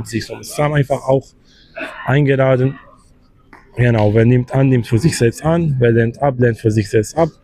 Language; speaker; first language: German; non-native, learner; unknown